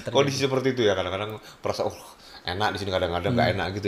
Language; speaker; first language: Indonesian; native; Indonesian